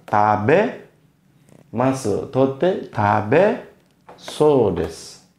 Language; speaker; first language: Japanese; non-native, learner; Indonesian